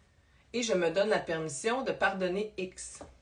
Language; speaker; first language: French; native; French